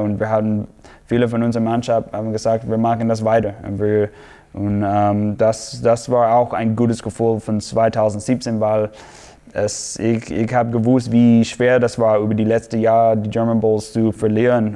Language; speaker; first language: German; non-native, fluent; English